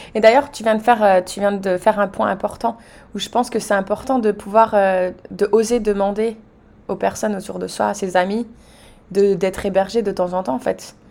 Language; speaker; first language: French; native; French